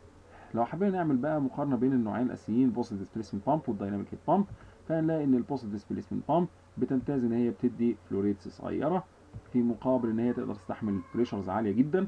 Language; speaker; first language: Arabic; native; Arabic